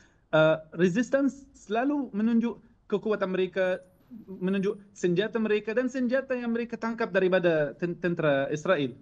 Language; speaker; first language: Indonesian; non-native, fluent; Arabic